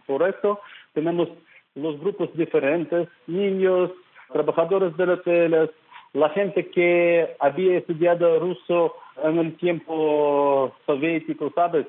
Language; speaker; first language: Spanish; non-native, fluent; Russian